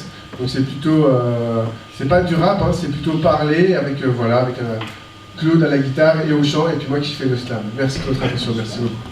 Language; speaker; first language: French; native; French